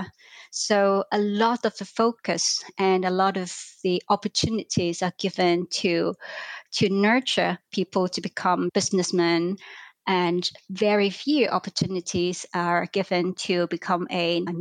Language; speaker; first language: English; non-native, local second language; Cantonese